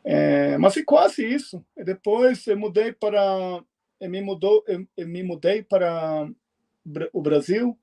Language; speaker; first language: Portuguese; non-native, fluent; Swedish